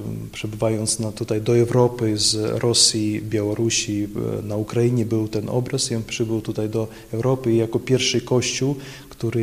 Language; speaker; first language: Polish; non-native, local second language; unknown